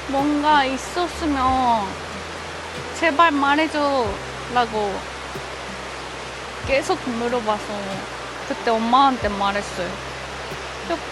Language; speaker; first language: Korean; non-native, fluent; Japanese